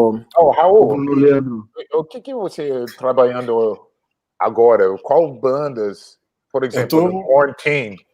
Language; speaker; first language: Portuguese; non-native, learner; English